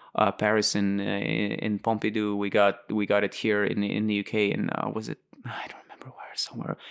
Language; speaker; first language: English; non-native, fluent; Latvian